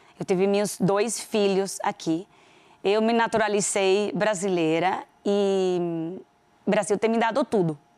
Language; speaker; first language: Portuguese; non-native, fluent; Spanish